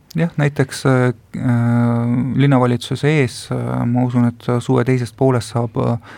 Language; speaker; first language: Estonian; non-native, local second language; Russian